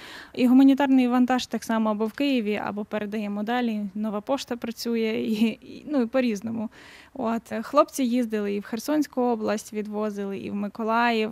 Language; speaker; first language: Ukrainian; native; Ukrainian